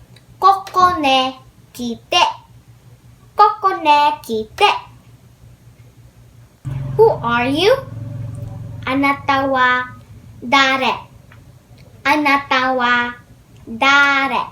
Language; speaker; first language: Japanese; non-native, learner; Filipino